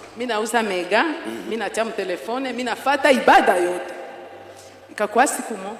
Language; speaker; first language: Swahili; native; Swahili